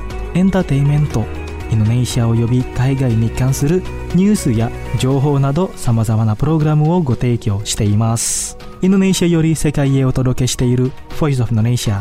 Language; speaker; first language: Japanese; non-native, fluent; Indonesian